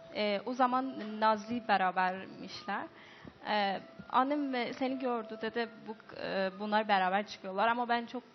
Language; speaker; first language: Turkish; non-native, learner; Persian